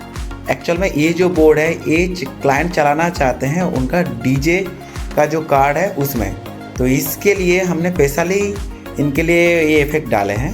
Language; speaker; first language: Hindi; non-native, local second language; Odia